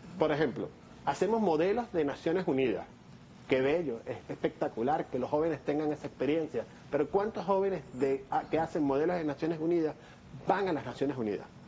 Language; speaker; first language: Spanish; native; Spanish